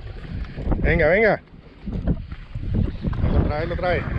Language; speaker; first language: Spanish; native; Spanish